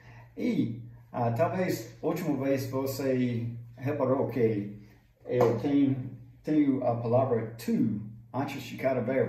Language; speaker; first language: Portuguese; non-native, fluent; English